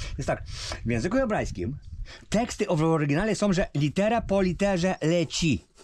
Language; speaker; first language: Polish; early bilingual, heritage; Polish